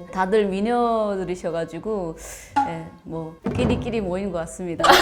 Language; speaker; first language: Korean; native; Korean